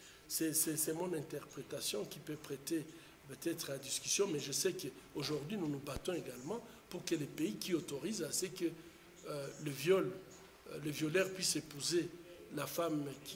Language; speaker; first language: French; non-native, local second language; Swahili